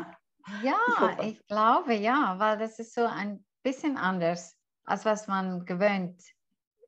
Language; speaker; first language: German; non-native, fluent; English